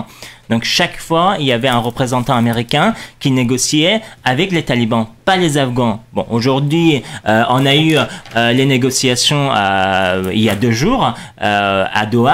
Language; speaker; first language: French; non-native, fluent; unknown